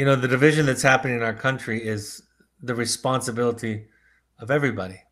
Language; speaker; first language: English; native; English